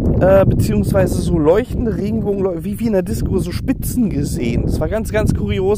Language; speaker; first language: German; native; German